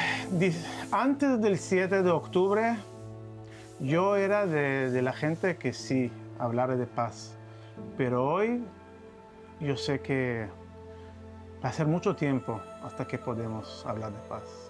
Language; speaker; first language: Spanish; non-native, learner; Hebrew